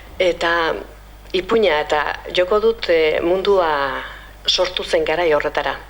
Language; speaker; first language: Basque; native; Basque